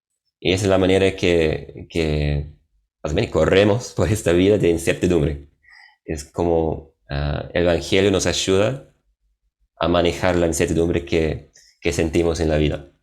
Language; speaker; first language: Spanish; non-native, fluent; English